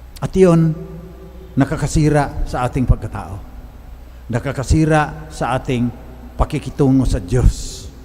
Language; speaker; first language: Filipino; non-native, local second language; Cebuano